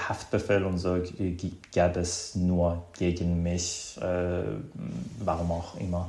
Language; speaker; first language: German; non-native, fluent; Azerbaijani